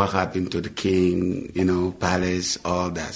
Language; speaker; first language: English; non-native, learner; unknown